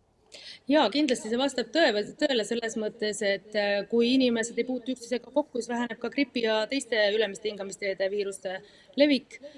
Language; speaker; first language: Estonian; native; Estonian